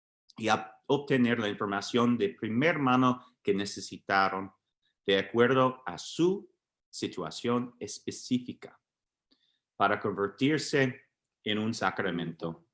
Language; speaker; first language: Spanish; non-native, fluent; English